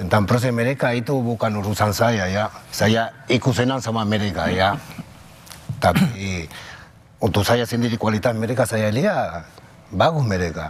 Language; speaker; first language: Indonesian; non-native, fluent; Spanish